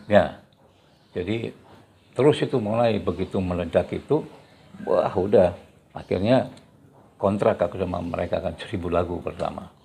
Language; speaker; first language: Indonesian; native; Indonesian